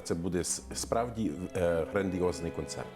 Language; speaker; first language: Ukrainian; early bilingual, heritage; Ukrainian